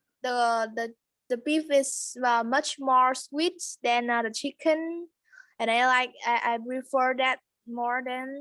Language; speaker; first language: English; non-native, learner; Vietnamese